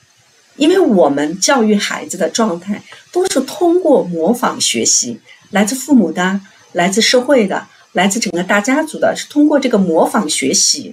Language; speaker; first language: Chinese; native; Chinese